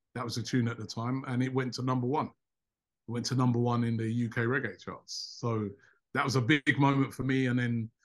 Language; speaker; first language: English; native; English